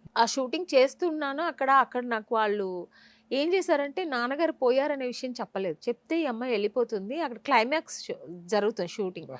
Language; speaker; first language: Telugu; native; Telugu